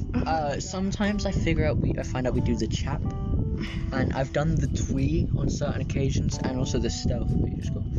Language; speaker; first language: English; native; English